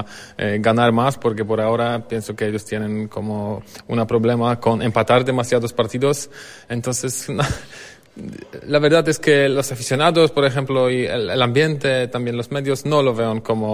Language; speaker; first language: Spanish; non-native, fluent; Polish